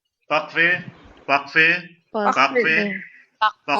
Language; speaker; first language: French; non-native, fluent; Urdu